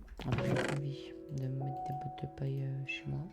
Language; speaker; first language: French; native; French